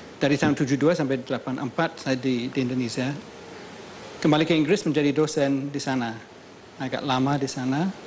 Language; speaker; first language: Indonesian; non-native, fluent; English